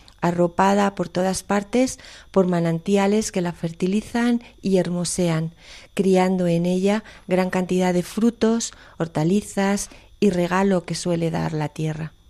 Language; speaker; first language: Spanish; native; Spanish